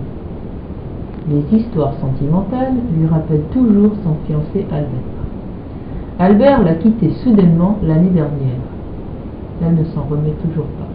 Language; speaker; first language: French; native; French